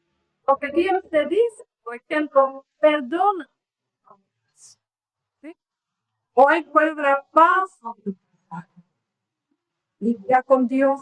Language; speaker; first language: Spanish; non-native, learner; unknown